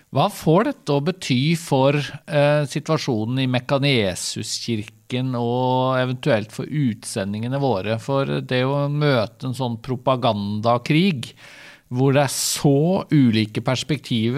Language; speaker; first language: Norwegian; native; Norwegian